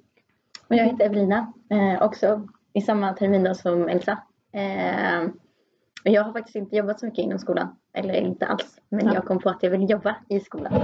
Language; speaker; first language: Swedish; native; Swedish